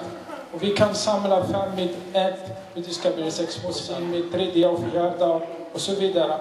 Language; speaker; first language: Swedish; non-native, learner; Arabic